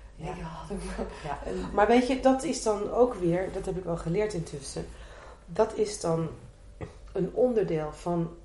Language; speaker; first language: Dutch; native; Dutch